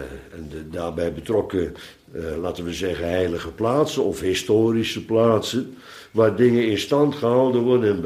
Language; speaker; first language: Dutch; native; Dutch